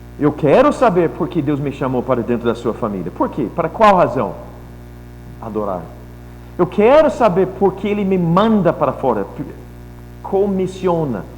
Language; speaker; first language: Portuguese; non-native, fluent; English